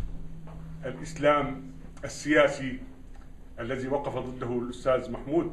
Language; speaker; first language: Arabic; native; Arabic